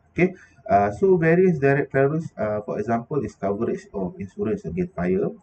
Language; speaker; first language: English; non-native, local second language; Malay